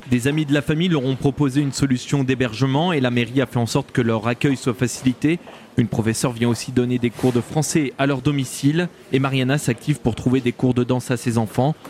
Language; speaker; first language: French; native; French